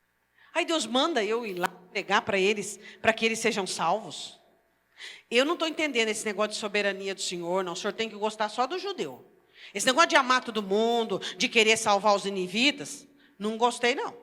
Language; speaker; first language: Portuguese; native; Portuguese